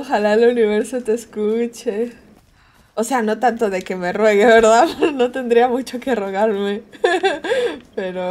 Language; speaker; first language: Spanish; native; Spanish